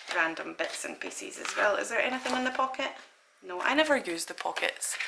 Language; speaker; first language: English; native; English